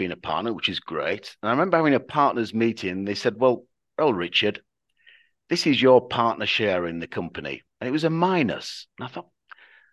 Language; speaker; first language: English; native; English